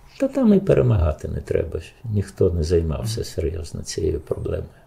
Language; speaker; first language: Ukrainian; non-native, learner; Romanian